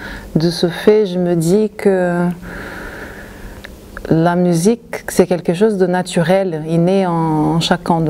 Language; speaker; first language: French; non-native, fluent; Portuguese